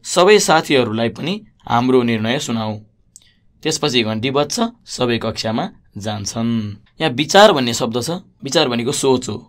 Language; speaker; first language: Nepali; native; Nepali